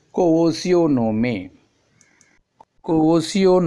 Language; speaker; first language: Portuguese; non-native, learner; Tamil